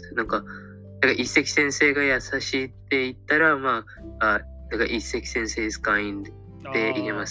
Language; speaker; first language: Japanese; non-native, fluent; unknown